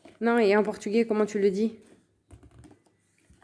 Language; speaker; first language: French; native; French